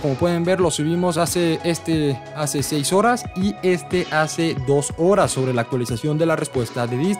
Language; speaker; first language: Spanish; native; Spanish